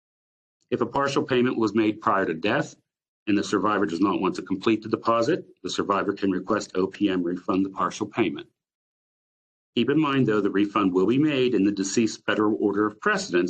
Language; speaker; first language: English; native; English